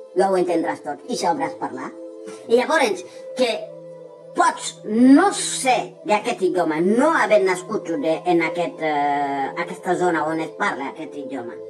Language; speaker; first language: Catalan; non-native, fluent; Fula